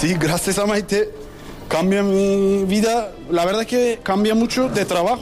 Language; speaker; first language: Spanish; non-native, learner; Turkish